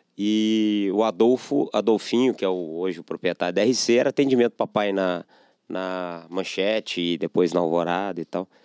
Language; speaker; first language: Portuguese; native; Portuguese